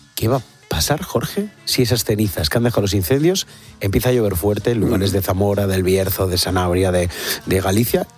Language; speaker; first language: Spanish; native; Spanish